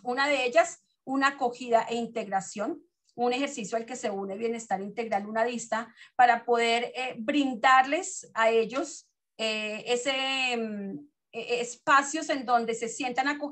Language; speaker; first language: Spanish; native; Spanish